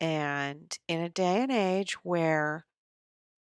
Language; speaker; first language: English; native; English